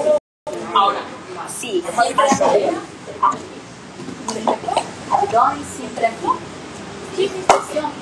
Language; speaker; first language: Spanish; non-native, learner; Portuguese